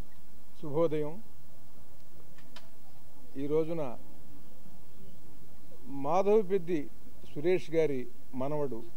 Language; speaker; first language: Telugu; native; Telugu